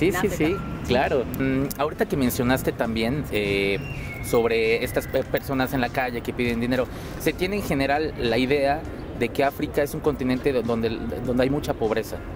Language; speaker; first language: Spanish; native; Spanish